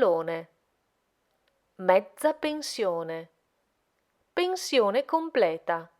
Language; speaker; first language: Italian; native; Italian